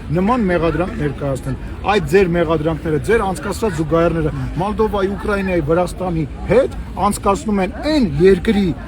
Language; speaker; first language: Armenian; native; Armenian